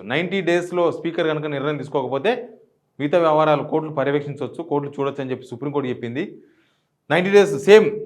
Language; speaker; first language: Telugu; native; Telugu